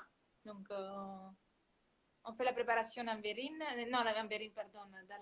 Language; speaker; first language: French; non-native, fluent; Italian